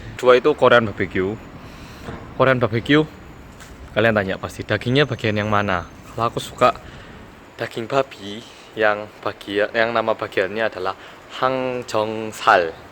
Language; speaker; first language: Indonesian; early bilingual, other home language; Korean